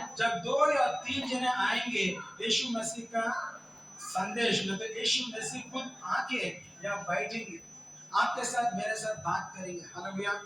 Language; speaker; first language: Hindi; non-native, local second language; Telugu